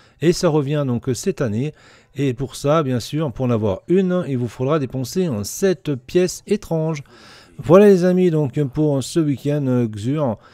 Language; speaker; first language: French; native; French